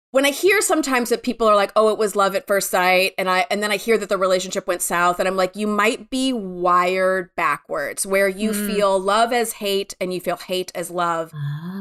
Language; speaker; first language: English; native; English